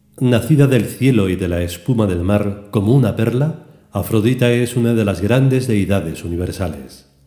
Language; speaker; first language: Spanish; native; Spanish